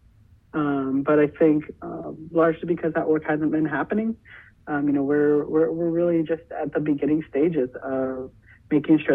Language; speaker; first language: English; native; English